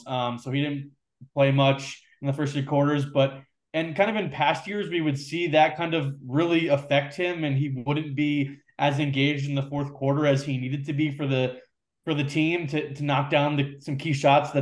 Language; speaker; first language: English; native; English